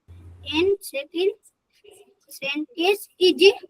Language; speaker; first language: English; non-native, learner; Hindi